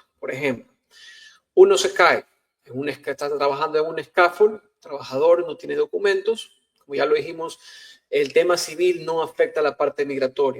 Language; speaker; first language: Spanish; native; Spanish